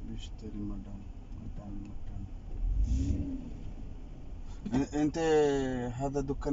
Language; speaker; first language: Arabic; non-native, learner; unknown